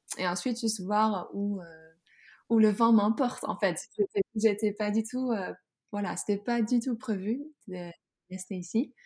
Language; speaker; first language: French; non-native, fluent; Dutch